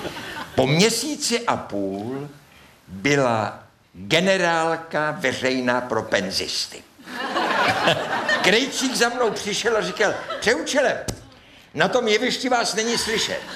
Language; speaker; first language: Czech; native; Czech